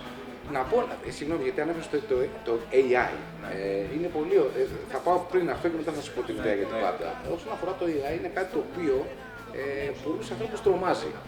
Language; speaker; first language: Greek; native; Greek